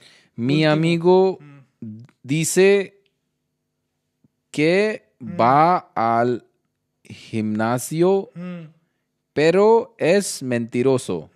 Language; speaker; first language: Spanish; non-native, learner; Hindi